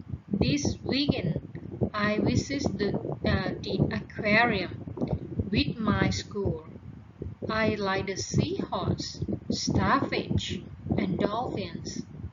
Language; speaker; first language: English; non-native, fluent; Thai